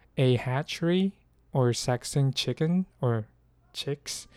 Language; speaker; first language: English; non-native, local second language; Filipino